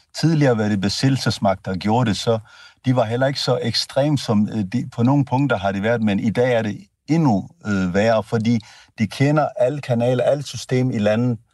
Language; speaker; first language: Danish; non-native, fluent; Tigrinya